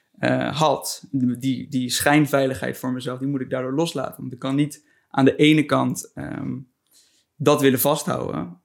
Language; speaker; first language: Dutch; native; Dutch